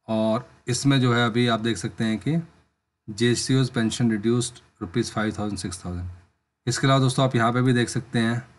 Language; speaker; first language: Hindi; native; Hindi